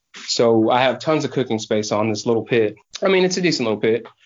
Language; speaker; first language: English; native; English